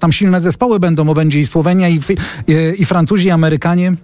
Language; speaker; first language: Polish; native; Polish